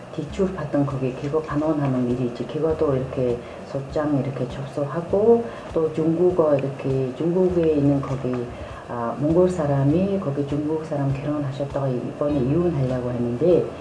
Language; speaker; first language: Korean; non-native, learner; Mongolian